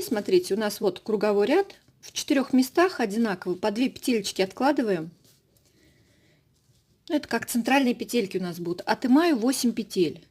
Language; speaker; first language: Russian; native; Russian